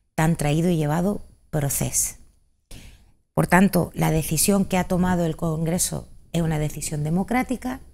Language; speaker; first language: Spanish; native; Spanish